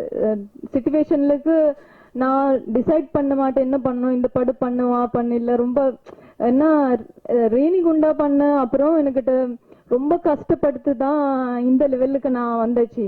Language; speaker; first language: Tamil; non-native, learner; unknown